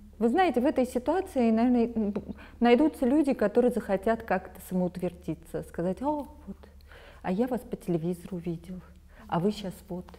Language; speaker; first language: Russian; non-native, local second language; Armenian